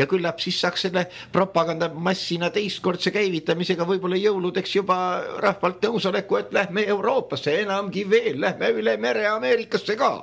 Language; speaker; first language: Estonian; native; Estonian